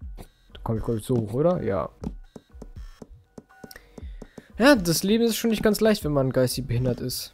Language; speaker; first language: German; native; German